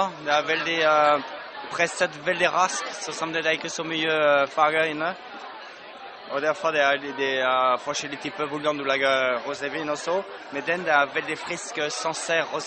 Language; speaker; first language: Norwegian; non-native, fluent; French